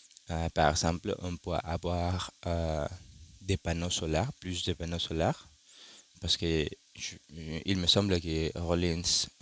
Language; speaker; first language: French; non-native, learner; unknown